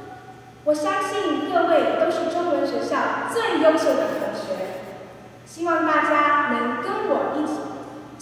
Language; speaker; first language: Chinese; early bilingual, heritage; Chinese